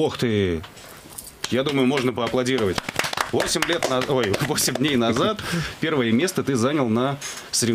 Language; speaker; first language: Russian; native; Russian